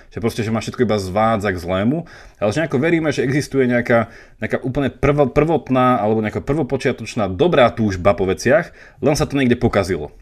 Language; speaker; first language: Slovak; native; Slovak